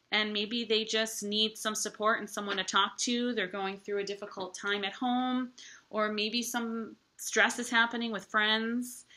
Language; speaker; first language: English; native; English